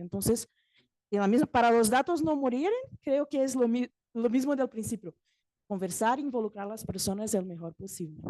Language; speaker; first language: Spanish; non-native, fluent; Portuguese